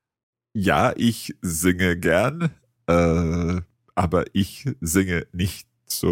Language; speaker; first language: German; non-native, learner; English